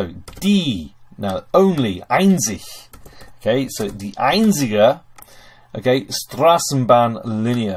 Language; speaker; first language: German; non-native, fluent; English